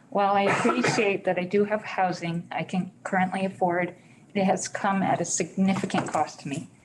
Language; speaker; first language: English; native; English